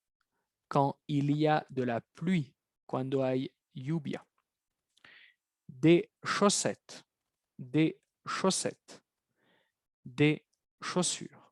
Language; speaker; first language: Spanish; native; Spanish